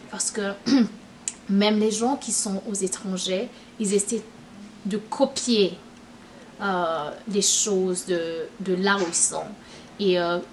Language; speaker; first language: French; non-native, local second language; Rundi